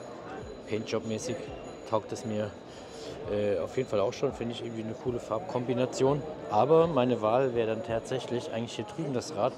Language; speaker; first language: German; native; German